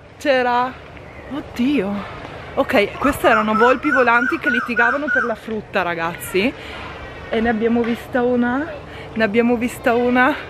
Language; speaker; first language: Italian; native; Italian